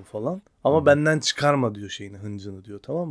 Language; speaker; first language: Turkish; native; Turkish